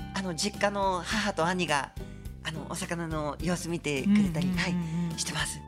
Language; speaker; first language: Japanese; native; Japanese